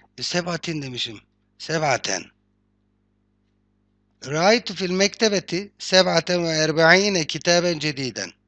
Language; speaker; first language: Arabic; non-native, fluent; Turkish